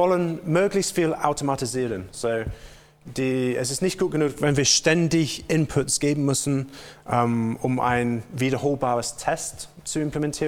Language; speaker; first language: German; non-native, fluent; English